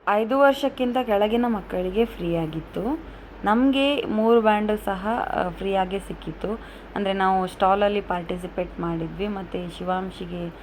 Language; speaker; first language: Kannada; non-native, local second language; Tulu